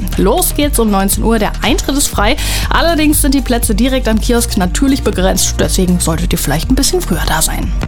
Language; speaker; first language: German; native; German